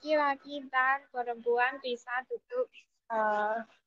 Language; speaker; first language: Indonesian; non-native, learner; Chinese